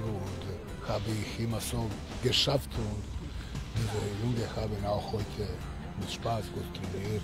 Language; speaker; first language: German; non-native, fluent; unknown